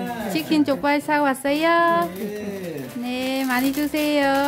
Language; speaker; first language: Korean; non-native, learner; Vietnamese